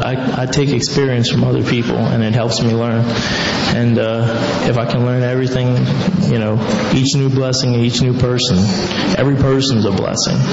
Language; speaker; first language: English; native; English